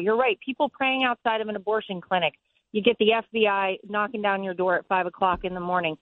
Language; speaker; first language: English; native; English